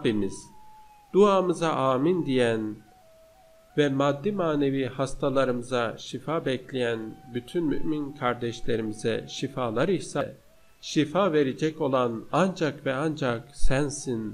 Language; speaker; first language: Turkish; native; Turkish